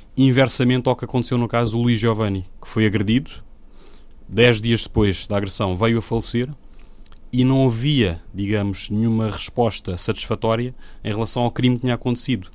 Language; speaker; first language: Portuguese; non-native, local second language; Upper Guinea Crioulo